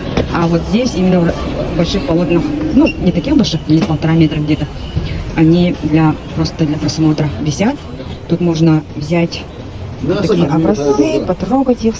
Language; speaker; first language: Russian; native; Russian